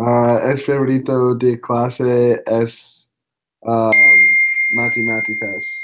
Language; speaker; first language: Spanish; non-native, learner; English